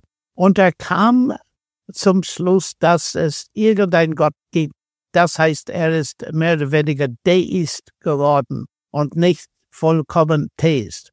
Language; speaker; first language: German; non-native, fluent; English